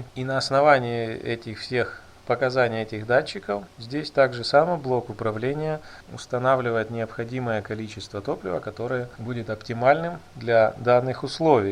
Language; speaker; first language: Russian; native; Russian